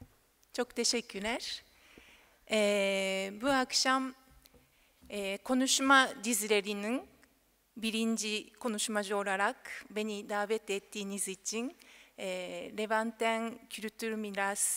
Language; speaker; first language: Turkish; non-native, fluent; Japanese